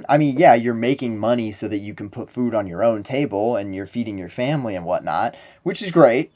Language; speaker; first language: English; native; English